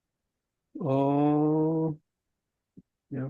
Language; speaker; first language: Indonesian; non-native, fluent; Japanese